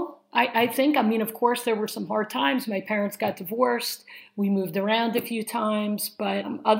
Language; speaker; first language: English; native; English